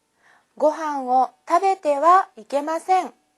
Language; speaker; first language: Japanese; non-native, fluent; Korean